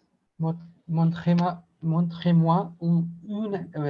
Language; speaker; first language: French; non-native, learner; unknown